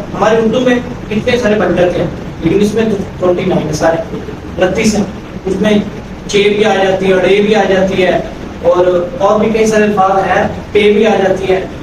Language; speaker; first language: Urdu; native; Urdu